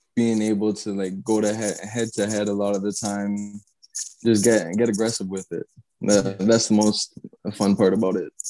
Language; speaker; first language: English; native; English